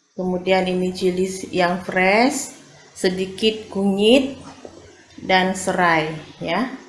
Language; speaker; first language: Indonesian; native; Indonesian